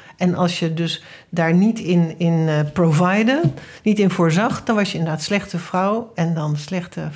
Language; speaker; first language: Dutch; native; Dutch